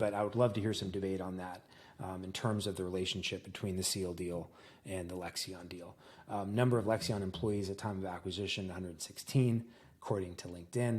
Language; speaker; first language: English; native; English